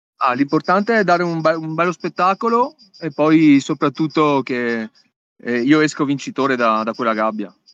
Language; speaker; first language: Italian; native; Italian